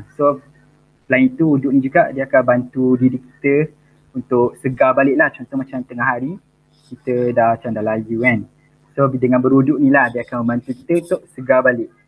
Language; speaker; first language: Malay; native; Malay